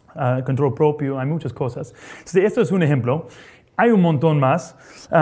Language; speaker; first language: Spanish; non-native, fluent; English